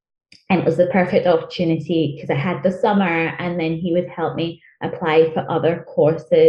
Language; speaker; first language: English; non-native, local second language; Nyanja